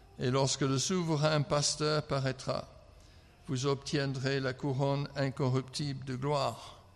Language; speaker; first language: French; non-native, fluent; English